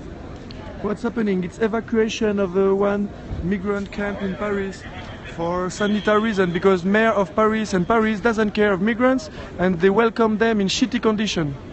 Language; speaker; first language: English; non-native, learner; French